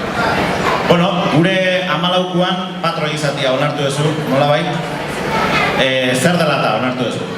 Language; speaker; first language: Basque; native; Basque